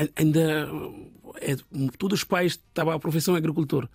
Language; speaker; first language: Portuguese; non-native, learner; Bangla